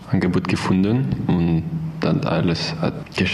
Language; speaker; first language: German; non-native, learner; French